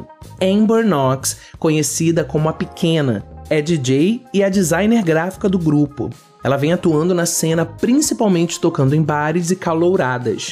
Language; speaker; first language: Portuguese; native; Portuguese